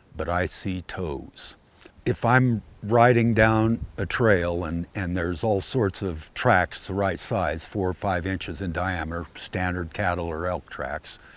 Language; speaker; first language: English; native; English